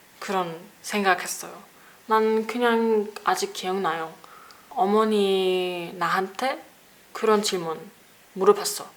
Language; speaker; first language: Korean; non-native, learner; German